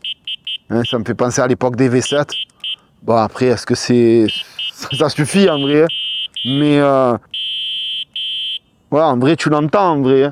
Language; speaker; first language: French; native; French